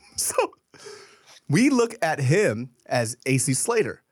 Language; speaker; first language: English; early bilingual, other home language; Korean